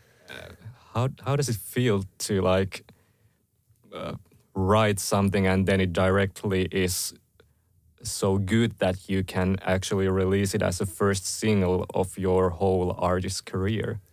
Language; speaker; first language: English; non-native, fluent; Finnish